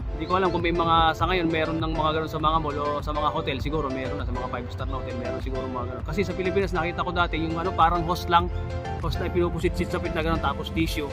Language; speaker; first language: Filipino; native; Filipino